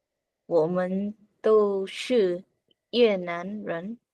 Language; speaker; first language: Chinese; non-native, learner; Vietnamese